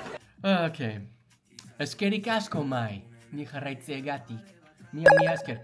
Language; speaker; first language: Basque; non-native, learner; English